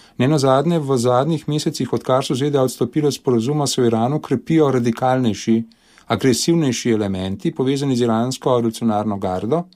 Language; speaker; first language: Slovenian; native; Slovenian